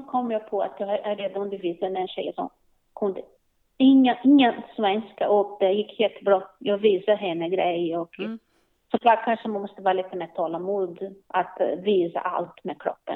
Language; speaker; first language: Swedish; non-native, learner; Portuguese